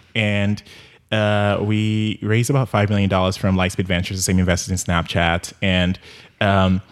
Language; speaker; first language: English; non-native, local second language; Yoruba